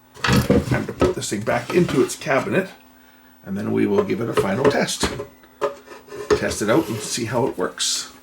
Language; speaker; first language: English; native; English